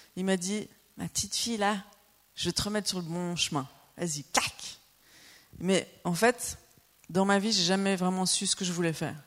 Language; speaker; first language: French; native; French